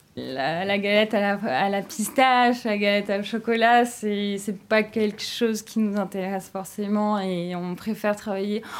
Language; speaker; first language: French; native; French